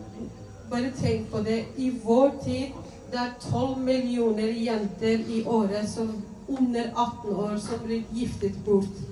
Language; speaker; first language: Swedish; non-native, fluent; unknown